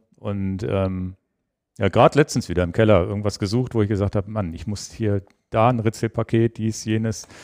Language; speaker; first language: German; native; German